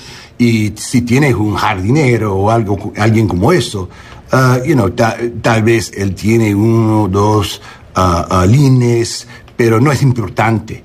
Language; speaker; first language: Spanish; early bilingual, heritage; Spanish